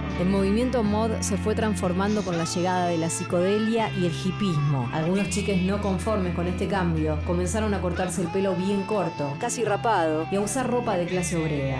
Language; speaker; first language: Spanish; native; Spanish